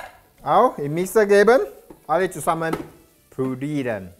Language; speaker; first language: German; non-native, learner; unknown